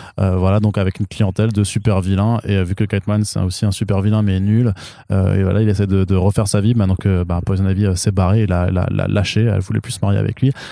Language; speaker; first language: French; native; French